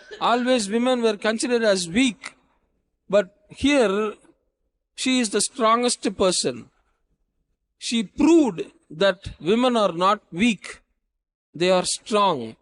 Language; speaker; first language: English; non-native, local second language; Tamil